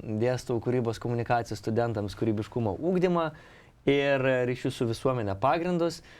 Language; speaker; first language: Lithuanian; non-native, local second language; Polish